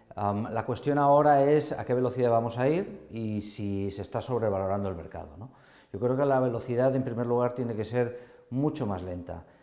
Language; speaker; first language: Spanish; native; Spanish